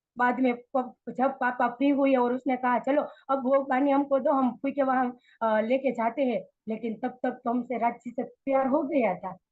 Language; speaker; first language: Hindi; non-native, local second language; Gujarati